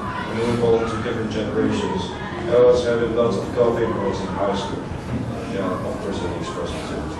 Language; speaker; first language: English; non-native, fluent; Chinese